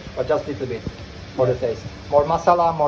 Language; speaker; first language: English; non-native, fluent; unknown